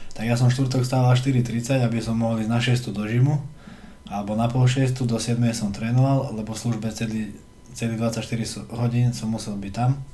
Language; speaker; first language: Slovak; early bilingual, heritage; Slovak